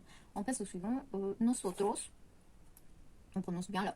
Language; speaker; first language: French; non-native, fluent; Spanish